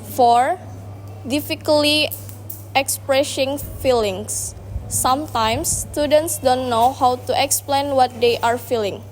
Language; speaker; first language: English; non-native, learner; Indonesian